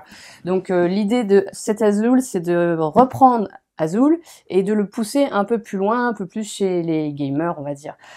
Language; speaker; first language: French; native; French